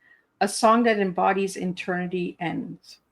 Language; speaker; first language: English; native; English